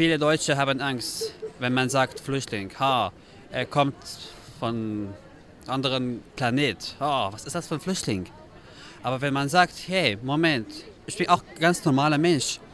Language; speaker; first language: German; non-native, learner; Arabic